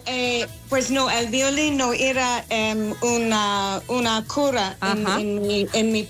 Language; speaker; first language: Spanish; non-native, fluent; English